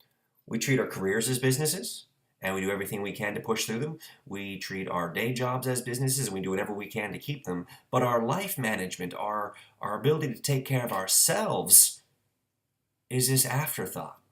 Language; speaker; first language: English; native; English